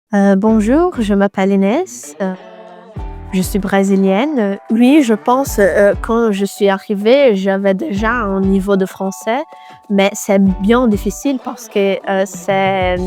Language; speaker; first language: French; non-native, fluent; Portuguese